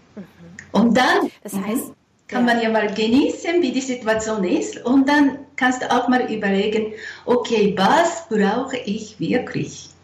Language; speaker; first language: German; non-native, fluent; Japanese